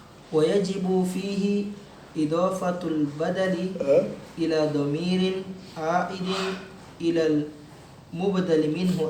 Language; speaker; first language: Arabic; non-native, learner; Indonesian